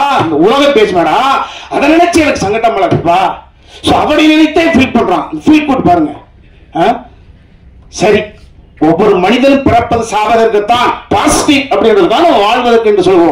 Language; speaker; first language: Tamil; native; Tamil